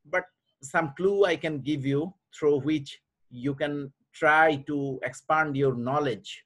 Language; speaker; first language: English; non-native, local second language; Bangla